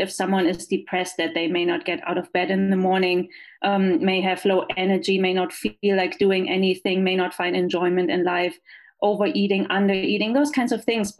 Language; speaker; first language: English; non-native, fluent; German